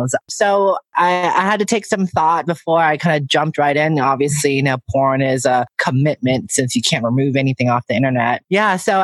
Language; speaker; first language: English; native; English